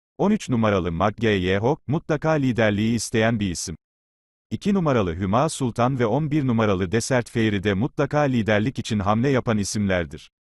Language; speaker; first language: Turkish; native; Turkish